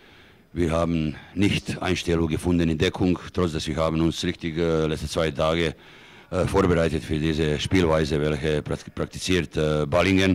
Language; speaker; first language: German; non-native, fluent; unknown